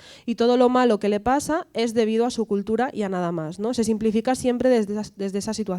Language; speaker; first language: Spanish; native; Spanish